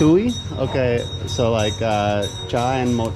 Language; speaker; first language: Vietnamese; non-native, learner; English